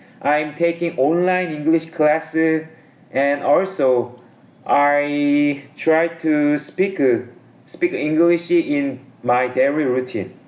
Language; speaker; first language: English; non-native, learner; Korean